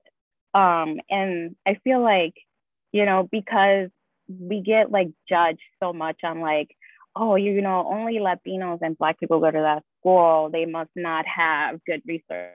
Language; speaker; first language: English; early bilingual, other home language; Spanish